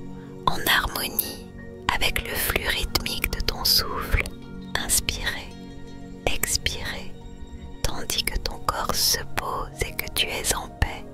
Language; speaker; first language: French; native; French